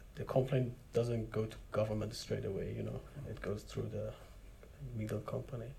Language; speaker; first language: English; non-native, fluent; Persian